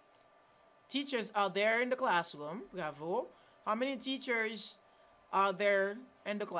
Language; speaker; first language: English; non-native, fluent; Haitian Creole